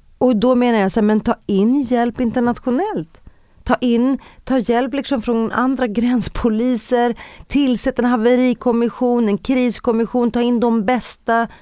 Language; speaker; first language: Swedish; early bilingual, other home language; Greek